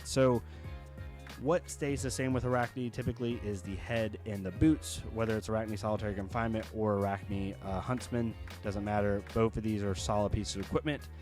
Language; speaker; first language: English; native; English